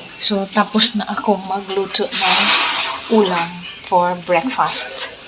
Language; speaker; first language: Filipino; non-native, local second language; Cebuano